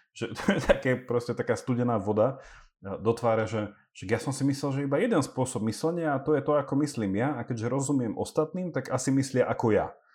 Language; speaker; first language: Slovak; early bilingual, heritage; English